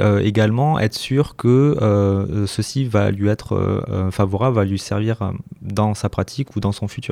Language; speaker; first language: French; native; French